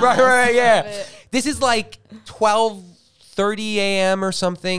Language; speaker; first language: English; native; English